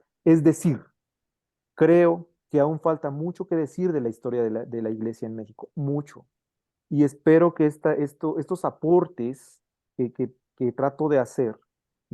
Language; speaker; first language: Spanish; native; Spanish